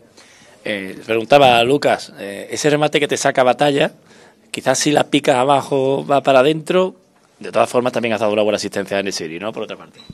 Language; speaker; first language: Spanish; native; Spanish